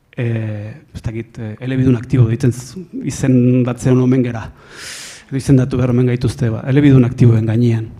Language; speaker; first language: Basque; non-native, local second language; Spanish